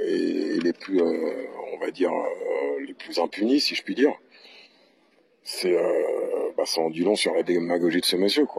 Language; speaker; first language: French; native; French